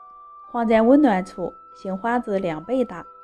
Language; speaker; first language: Chinese; native; Chinese